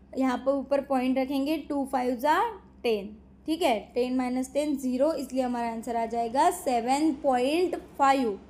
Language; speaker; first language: Hindi; non-native, local second language; Marathi